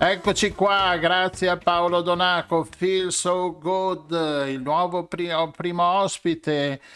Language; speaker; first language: Italian; native; Italian